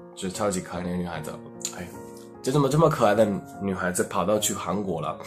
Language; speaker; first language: Chinese; non-native, fluent; Hindi